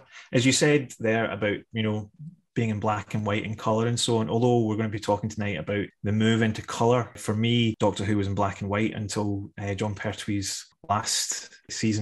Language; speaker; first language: English; native; English